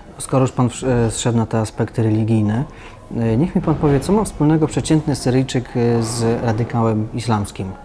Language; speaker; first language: Polish; native; Polish